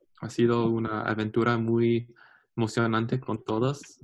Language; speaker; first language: Spanish; non-native, learner; English